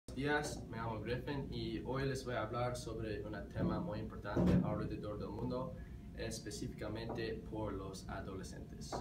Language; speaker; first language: Spanish; non-native, learner; English